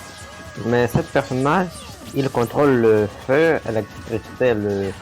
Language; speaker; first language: French; non-native, learner; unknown